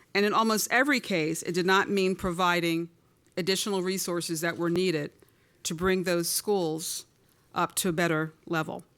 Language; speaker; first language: English; native; English